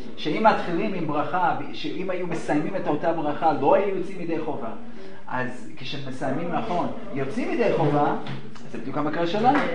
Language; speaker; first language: Hebrew; non-native, fluent; English